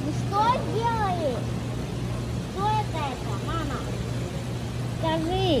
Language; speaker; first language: Russian; early bilingual, heritage; Russian